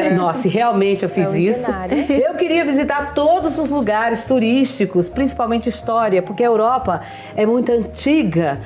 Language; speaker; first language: Portuguese; native; Portuguese